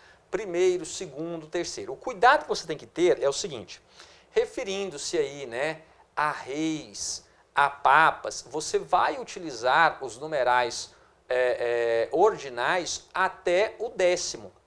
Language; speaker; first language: Portuguese; native; Portuguese